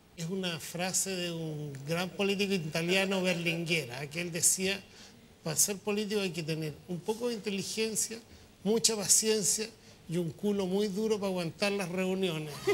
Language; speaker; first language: Spanish; native; Spanish